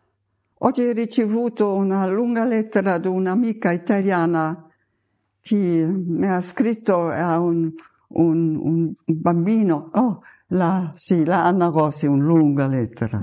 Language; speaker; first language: Italian; non-native, fluent; German